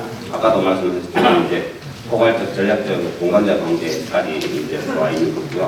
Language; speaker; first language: Korean; native; Korean